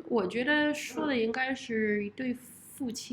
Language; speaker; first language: Chinese; non-native, fluent; English